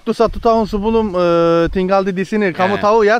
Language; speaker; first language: Indonesian; non-native, learner; Turkish